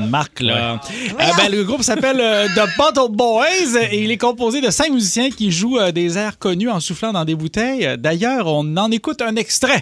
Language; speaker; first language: French; native; French